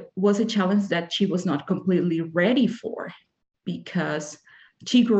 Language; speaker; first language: English; non-native, fluent; Spanish